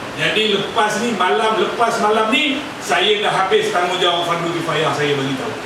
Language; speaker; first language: Malay; native; Malay